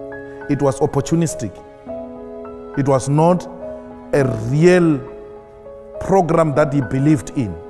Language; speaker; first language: English; non-native, local second language; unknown